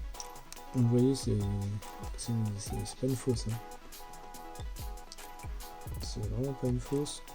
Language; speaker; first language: French; native; French